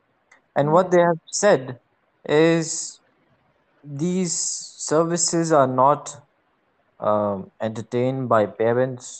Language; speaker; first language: English; non-native, local second language; Malayalam